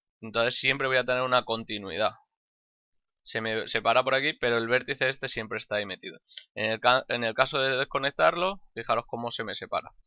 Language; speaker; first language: Spanish; native; Spanish